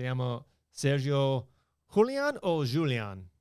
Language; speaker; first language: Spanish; non-native, learner; English